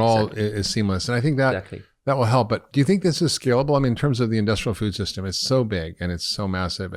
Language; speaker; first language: English; native; English